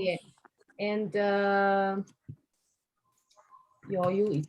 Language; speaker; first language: English; non-native, fluent; Korean